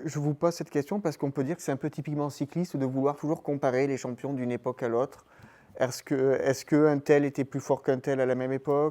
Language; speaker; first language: French; native; French